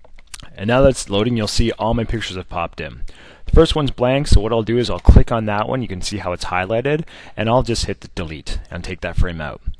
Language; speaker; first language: English; native; English